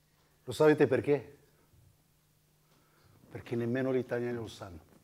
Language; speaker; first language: Italian; non-native, fluent; Arabic